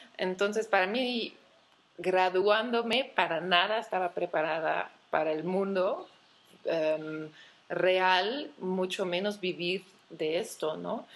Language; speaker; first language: Spanish; non-native, fluent; Dutch